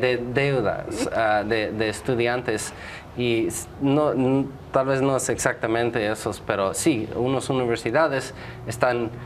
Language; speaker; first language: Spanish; non-native, fluent; English